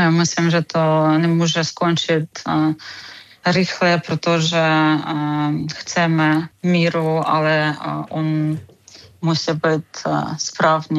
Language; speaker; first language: Czech; non-native, learner; Ukrainian